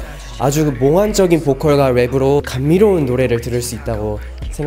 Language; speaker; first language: Korean; native; Korean